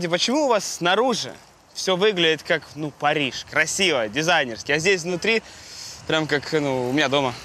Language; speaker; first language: Russian; native; Russian